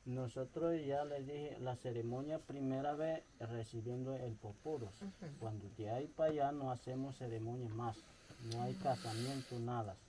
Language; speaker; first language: Spanish; non-native, local second language; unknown